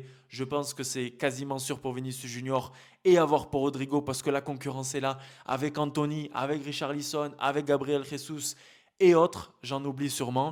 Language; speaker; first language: French; native; French